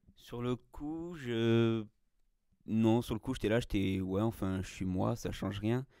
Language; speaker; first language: French; native; French